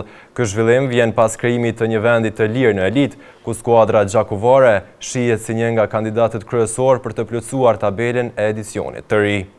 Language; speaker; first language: Albanian; native; Albanian